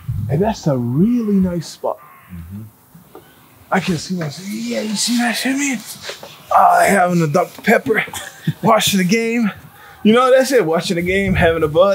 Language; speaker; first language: English; non-native, fluent; German